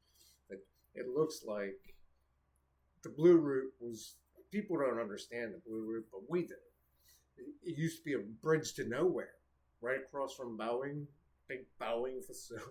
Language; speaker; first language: English; native; English